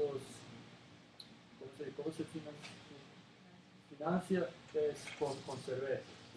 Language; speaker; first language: Spanish; non-native, learner; Serbian